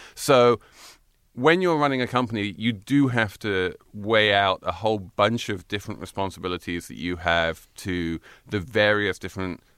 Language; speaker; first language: English; native; English